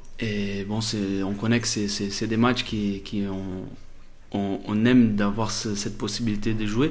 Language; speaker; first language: French; non-native, fluent; Portuguese